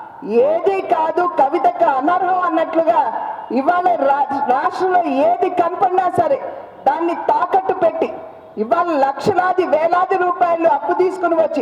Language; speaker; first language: Telugu; native; Telugu